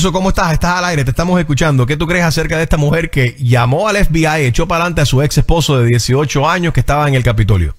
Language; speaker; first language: Spanish; native; Spanish